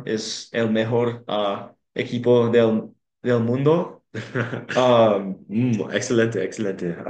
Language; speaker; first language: Spanish; non-native, learner; English